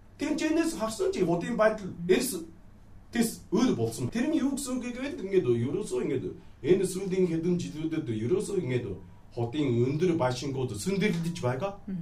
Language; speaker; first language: Mongolian; non-native, fluent; Japanese